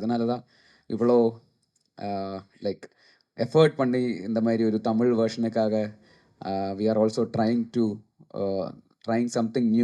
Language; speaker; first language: Tamil; non-native, learner; Malayalam